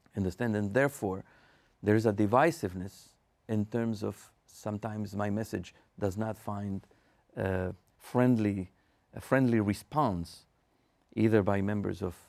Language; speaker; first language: English; non-native, fluent; Spanish